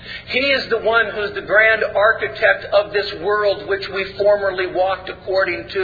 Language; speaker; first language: English; native; English